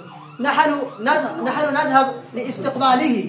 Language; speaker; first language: Arabic; non-native, learner; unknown